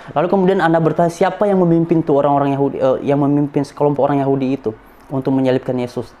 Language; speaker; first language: Indonesian; non-native, local second language; Nias